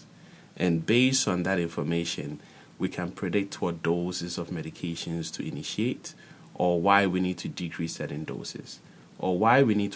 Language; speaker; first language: English; non-native, local second language; Akan